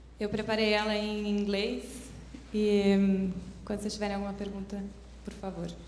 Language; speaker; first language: Portuguese; native; Portuguese